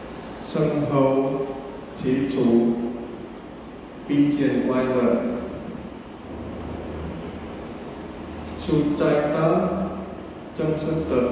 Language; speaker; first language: Chinese; non-native, learner; Indonesian